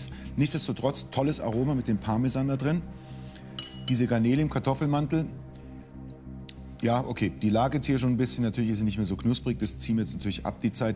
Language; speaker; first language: German; native; German